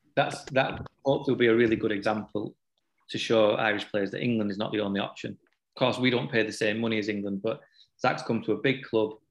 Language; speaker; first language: English; native; English